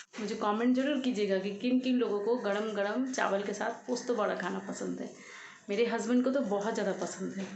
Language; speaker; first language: Hindi; non-native, local second language; Bangla